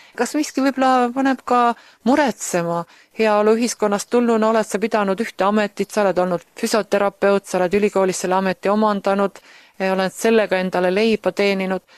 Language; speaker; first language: Estonian; native; Estonian